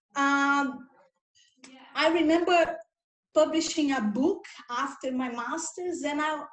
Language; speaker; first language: English; non-native, fluent; Portuguese